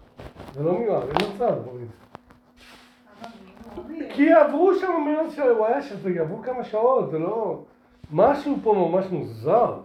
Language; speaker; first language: Hebrew; native; Hebrew